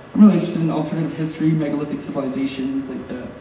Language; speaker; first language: English; native; English